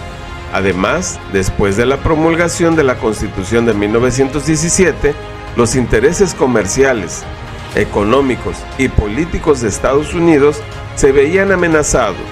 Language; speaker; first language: Spanish; native; Spanish